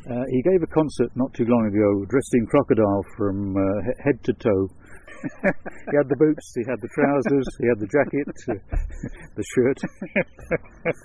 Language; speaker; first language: English; native; English